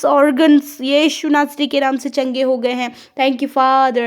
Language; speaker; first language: Hindi; native; Hindi